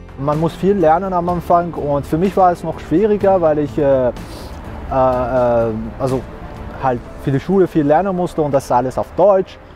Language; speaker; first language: German; non-native, fluent; Arabic